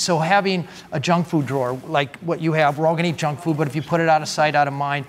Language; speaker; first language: English; native; English